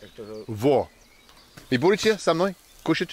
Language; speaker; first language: Russian; non-native, learner; English